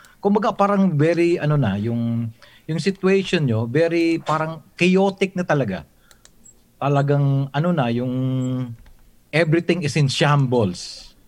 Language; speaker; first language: Filipino; native; Filipino